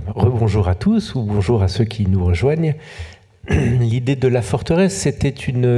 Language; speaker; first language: French; native; French